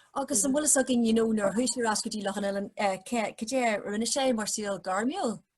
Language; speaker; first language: Irish; non-native, learner; English